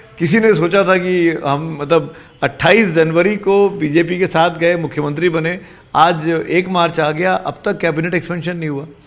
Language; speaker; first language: Hindi; native; Hindi